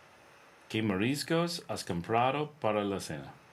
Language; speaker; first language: Spanish; non-native, learner; English